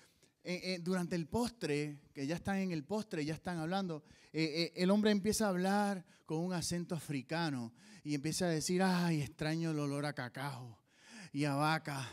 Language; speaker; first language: Spanish; native; Spanish